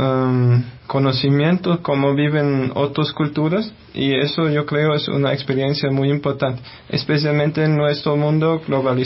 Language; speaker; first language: Spanish; non-native, fluent; German